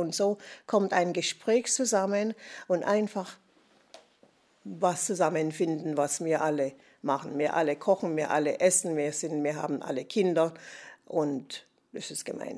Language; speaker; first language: German; non-native, fluent; English